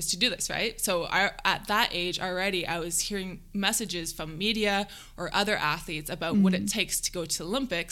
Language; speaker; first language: English; native; English